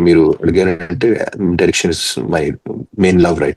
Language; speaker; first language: Telugu; non-native, fluent; Hindi